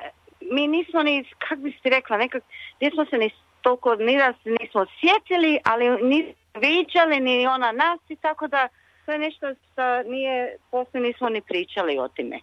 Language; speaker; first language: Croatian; early bilingual, other home language; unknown